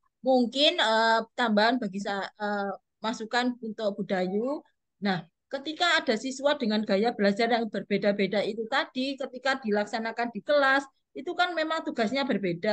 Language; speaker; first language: Indonesian; native; Indonesian